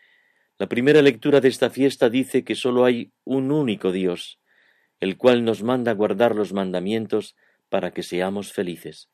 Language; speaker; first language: Spanish; native; Spanish